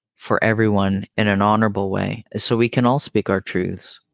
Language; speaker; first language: English; native; English